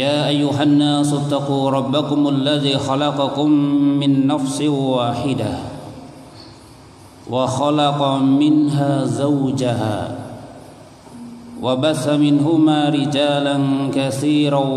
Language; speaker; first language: Arabic; non-native, fluent; Indonesian